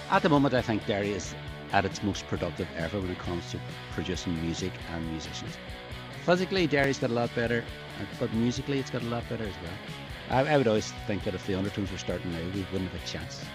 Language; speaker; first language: English; native; English